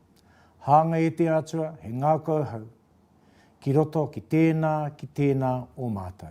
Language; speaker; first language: Māori; non-native, local second language; English